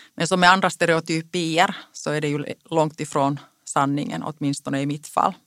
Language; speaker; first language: Swedish; non-native, local second language; Finnish